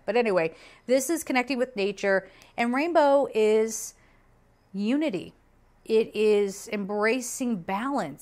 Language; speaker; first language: English; native; English